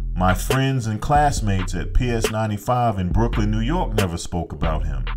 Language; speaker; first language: English; native; English